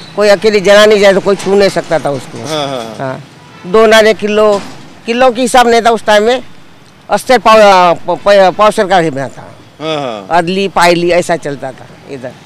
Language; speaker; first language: Hindi; non-native, local second language; Marathi